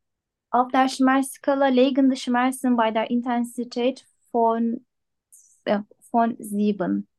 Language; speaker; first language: German; non-native, learner; Turkish